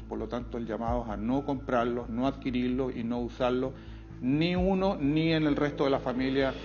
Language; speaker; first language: Spanish; native; Spanish